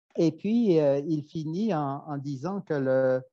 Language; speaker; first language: French; native; French